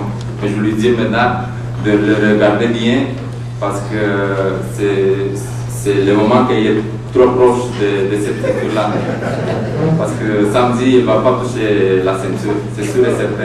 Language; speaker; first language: French; non-native, fluent; Romanian